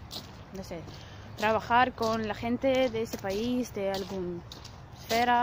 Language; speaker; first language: Spanish; non-native, fluent; Russian